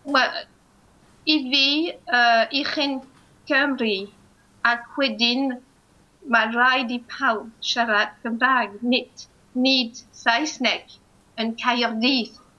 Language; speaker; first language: Welsh; non-native, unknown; French